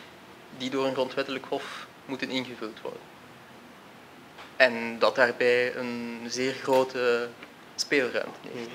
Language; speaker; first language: Dutch; native; Dutch